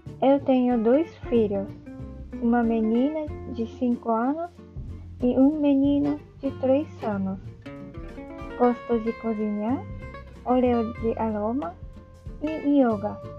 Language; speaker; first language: Portuguese; non-native, learner; Japanese